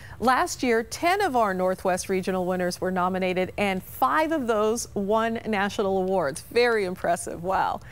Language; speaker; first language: English; native; English